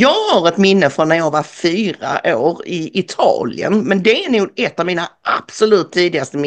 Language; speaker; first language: Swedish; native; Swedish